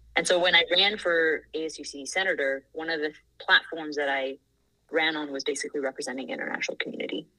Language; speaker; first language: English; non-native, fluent; Thai